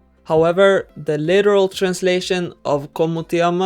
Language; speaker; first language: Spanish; non-native, fluent; English